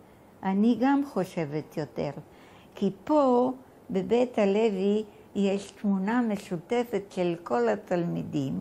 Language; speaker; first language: Hebrew; non-native, fluent; Bulgarian